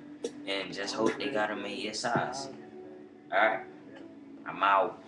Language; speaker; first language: English; native; English